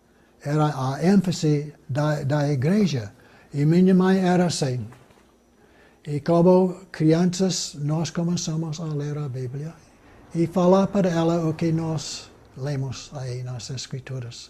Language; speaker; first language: Portuguese; non-native, fluent; English